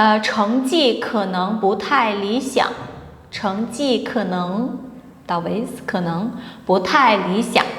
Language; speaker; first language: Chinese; non-native, fluent; Portuguese